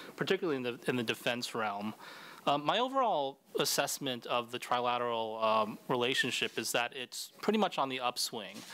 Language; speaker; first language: English; native; English